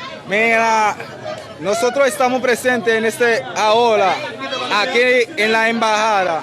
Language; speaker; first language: Spanish; non-native, fluent; Haitian Creole